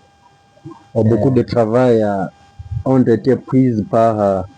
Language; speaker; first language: French; non-native, learner; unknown